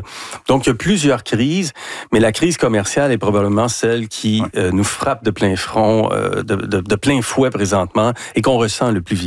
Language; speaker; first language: French; native; French